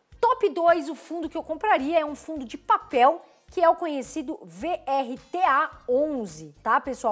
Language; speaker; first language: Portuguese; native; Portuguese